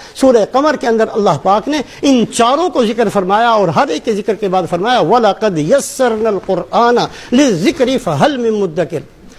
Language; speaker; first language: Urdu; non-native, local second language; Punjabi